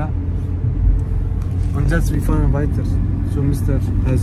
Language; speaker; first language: German; non-native, learner; Arabic